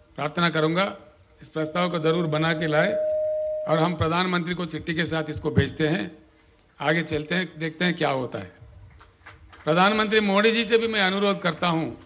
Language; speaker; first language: Hindi; non-native, local second language; Telugu